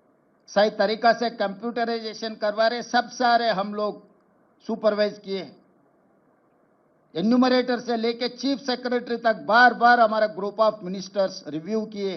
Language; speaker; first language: Hindi; non-native, local second language; Telugu